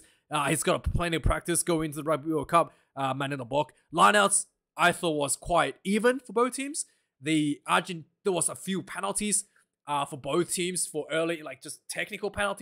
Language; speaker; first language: English; non-native, local second language; Afrikaans